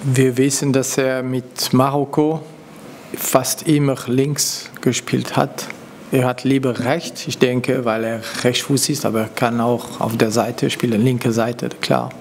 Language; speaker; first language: German; non-native, local second language; French